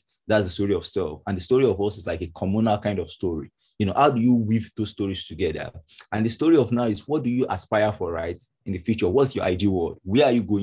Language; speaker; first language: English; non-native, local second language; Yoruba